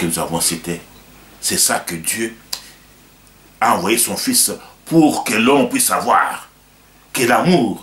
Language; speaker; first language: French; non-native, local second language; Lingala